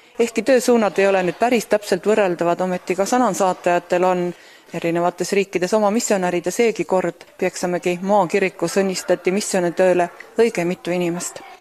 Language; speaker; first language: Estonian; native; Estonian